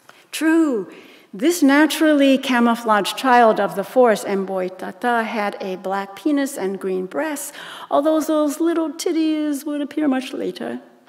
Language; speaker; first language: English; native; English